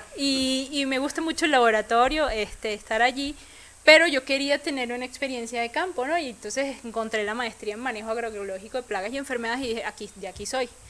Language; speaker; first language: Spanish; native; Spanish